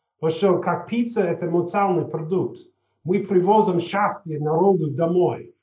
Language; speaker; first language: Russian; non-native, fluent; English